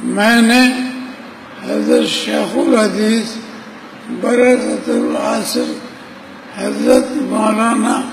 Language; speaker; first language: Urdu; native; Urdu